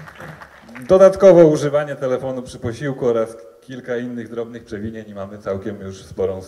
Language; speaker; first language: Polish; native; Polish